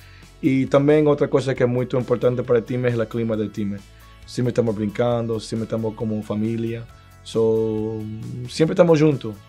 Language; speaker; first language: Portuguese; non-native, learner; Spanish